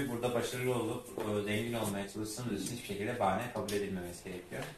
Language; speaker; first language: Turkish; native; Turkish